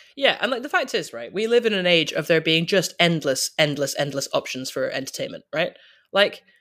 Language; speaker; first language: English; native; English